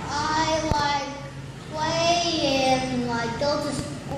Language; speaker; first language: English; non-native, learner; Vietnamese